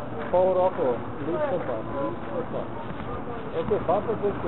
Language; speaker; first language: Polish; non-native, learner; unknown